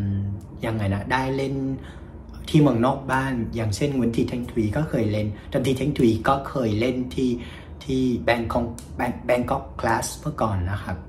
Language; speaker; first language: Thai; non-native, fluent; Vietnamese